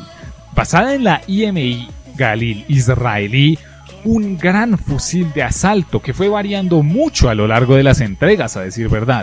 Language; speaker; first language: Spanish; native; Spanish